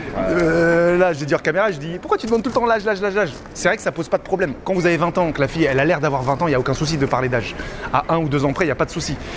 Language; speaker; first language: French; native; French